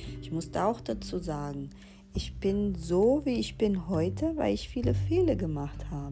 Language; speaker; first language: German; non-native, fluent; Portuguese